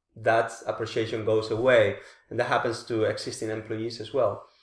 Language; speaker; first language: English; non-native, fluent; Spanish